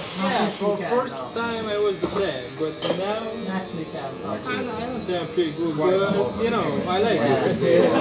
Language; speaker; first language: English; non-native, learner; Romanian